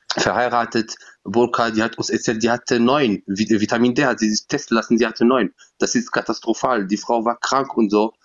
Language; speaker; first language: German; non-native, fluent; Berber languages